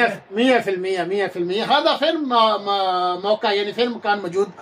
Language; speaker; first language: Arabic; non-native, learner; Urdu